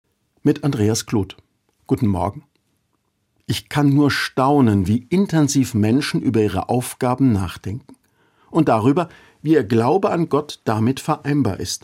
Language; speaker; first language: German; native; German